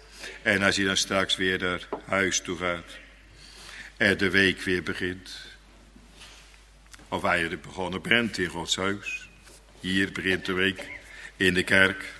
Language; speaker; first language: Dutch; native; Dutch